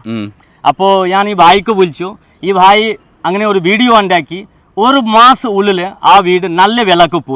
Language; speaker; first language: Malayalam; non-native, fluent; Hindi